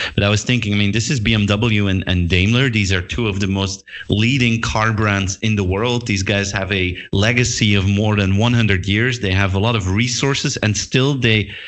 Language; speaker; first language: English; non-native, fluent; Dutch